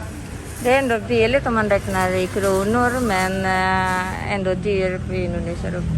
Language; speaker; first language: Swedish; non-native, learner; Indonesian